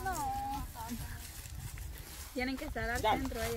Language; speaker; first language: Spanish; native; Spanish